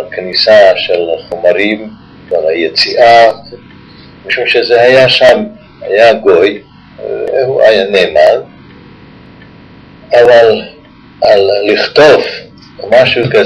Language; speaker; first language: Hebrew; non-native, fluent; Yiddish